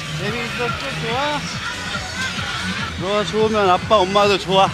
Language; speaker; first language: Korean; native; Korean